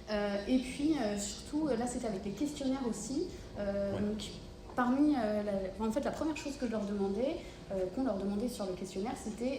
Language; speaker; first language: French; native; French